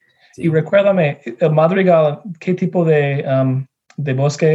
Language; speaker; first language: Spanish; non-native, fluent; English